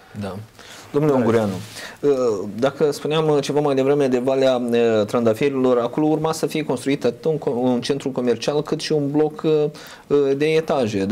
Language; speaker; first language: Romanian; native; Romanian